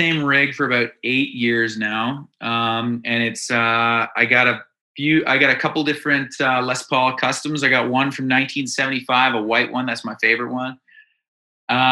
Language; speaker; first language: English; native; English